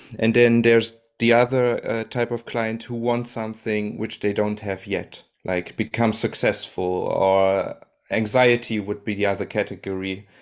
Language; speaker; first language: English; non-native, fluent; German